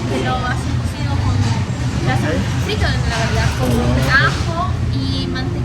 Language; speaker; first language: Spanish; non-native, learner; Portuguese